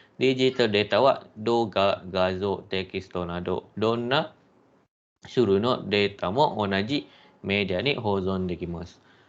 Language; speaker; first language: Japanese; non-native, fluent; Malay